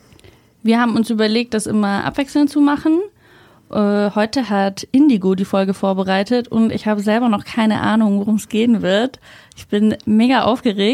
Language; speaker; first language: German; native; German